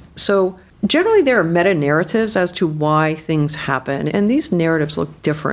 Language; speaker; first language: English; native; English